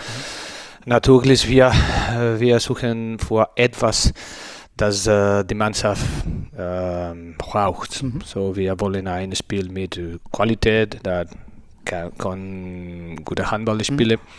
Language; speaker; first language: German; non-native, learner; Spanish